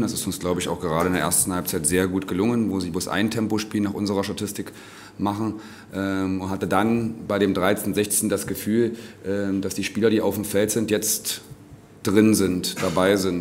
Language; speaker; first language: German; native; German